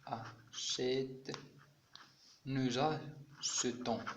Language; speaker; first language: French; non-native, local second language; Arabic